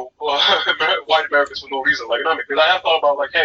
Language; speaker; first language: English; native; English